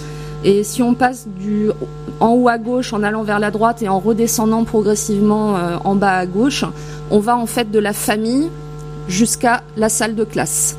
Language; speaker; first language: French; native; French